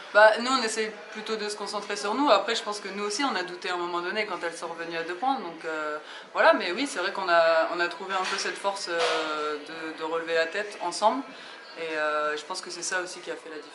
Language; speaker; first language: French; native; French